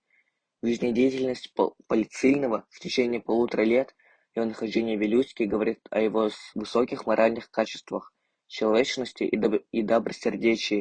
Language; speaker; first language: Russian; non-native, local second language; Yakut